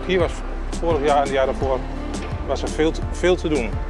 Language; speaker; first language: Dutch; native; Dutch